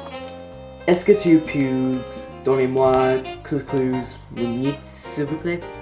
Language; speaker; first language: French; non-native, learner; English